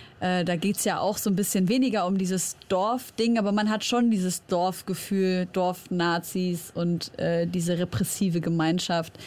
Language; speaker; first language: German; early bilingual, other home language; Arabic